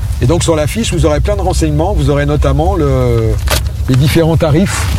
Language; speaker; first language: French; native; French